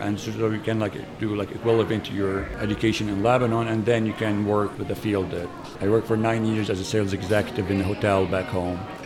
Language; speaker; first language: English; non-native, fluent; Arabic